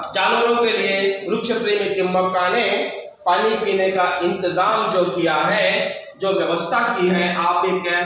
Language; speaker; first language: Hindi; non-native, local second language; Kannada